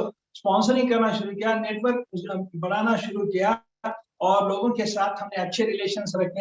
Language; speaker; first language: Hindi; native; Hindi